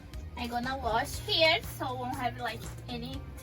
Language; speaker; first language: English; non-native, learner; Portuguese